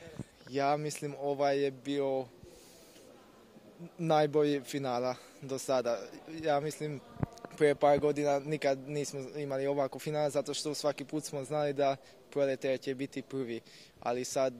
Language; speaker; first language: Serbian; non-native, local second language; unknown